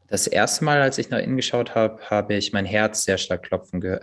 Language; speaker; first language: German; native; German